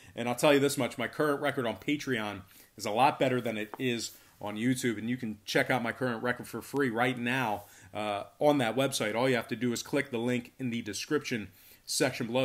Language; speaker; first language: English; native; English